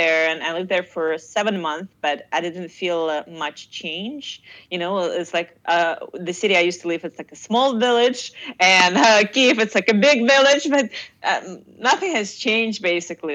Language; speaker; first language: English; non-native, fluent; Russian